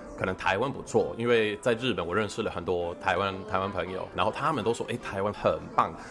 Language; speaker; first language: Chinese; non-native, fluent; Swedish